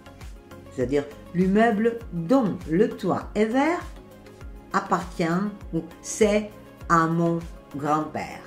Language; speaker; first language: French; non-native, fluent; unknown